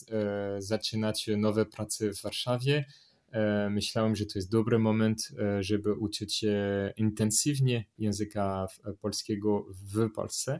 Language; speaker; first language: Polish; non-native, learner; French